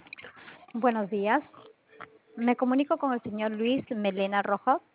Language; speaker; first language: Spanish; native; Spanish